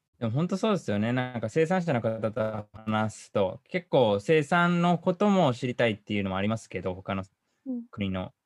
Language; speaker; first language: Japanese; native; Japanese